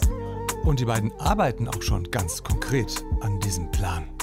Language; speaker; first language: German; native; German